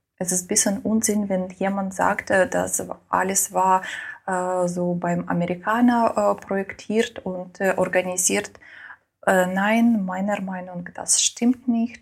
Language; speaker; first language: German; non-native, learner; Ukrainian